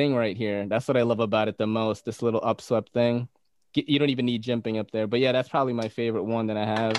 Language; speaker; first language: English; early bilingual, other home language; Bikol